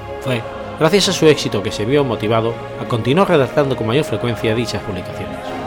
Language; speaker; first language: Spanish; native; Spanish